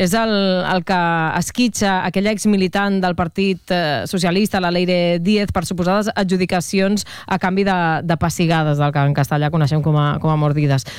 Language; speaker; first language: Catalan; native; Catalan